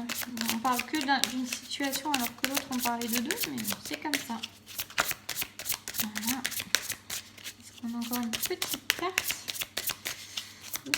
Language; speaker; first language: French; native; French